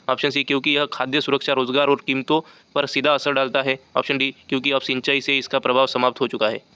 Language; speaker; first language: Hindi; non-native, local second language; Marathi